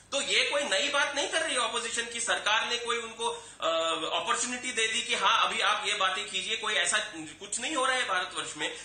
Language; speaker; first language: Hindi; native; Hindi